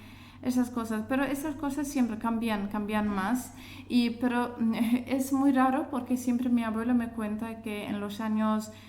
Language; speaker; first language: Spanish; non-native, fluent; Azerbaijani